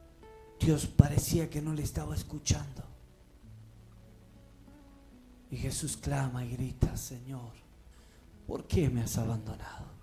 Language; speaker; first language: Spanish; native; Spanish